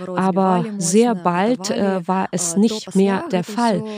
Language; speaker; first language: German; non-native, fluent; Belarusian